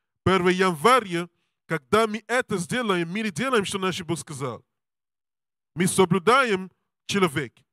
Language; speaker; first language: Russian; non-native, learner; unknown